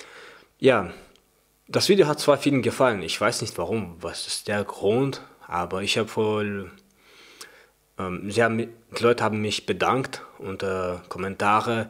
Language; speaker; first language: German; early bilingual, other home language; Chechen